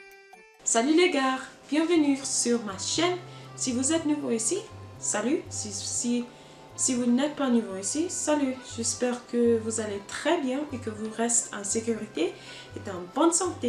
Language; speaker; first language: French; non-native, learner; English